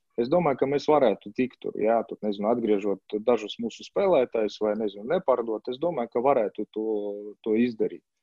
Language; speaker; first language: Latvian; non-native, local second language; Russian